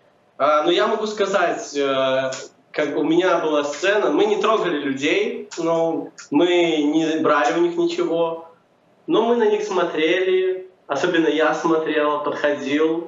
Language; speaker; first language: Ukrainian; non-native, learner; Russian